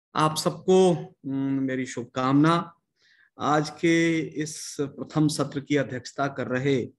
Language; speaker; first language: Hindi; non-native, local second language; Bhojpuri